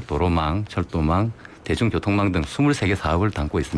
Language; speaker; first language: Korean; native; Korean